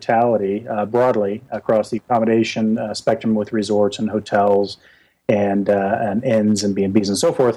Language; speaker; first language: English; native; English